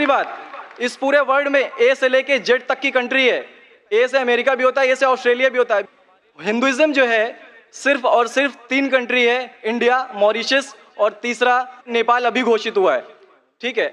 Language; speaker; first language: Hindi; native; Hindi